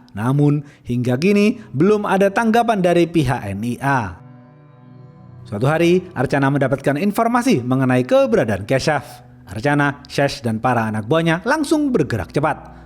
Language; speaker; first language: Indonesian; native; Indonesian